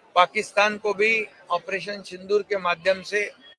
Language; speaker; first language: Hindi; non-native, local second language; Marathi